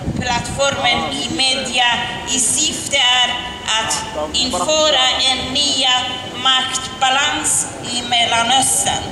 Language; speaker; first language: Swedish; non-native, learner; Persian